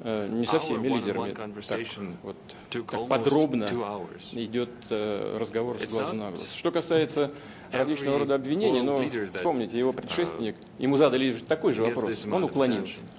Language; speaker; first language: Russian; native; Russian